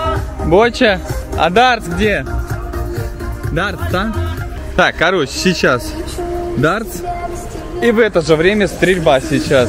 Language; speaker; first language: Russian; native; Russian